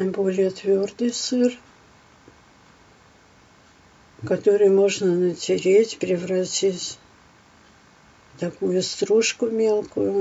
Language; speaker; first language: Russian; native; Russian